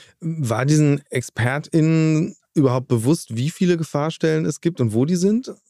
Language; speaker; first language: German; native; German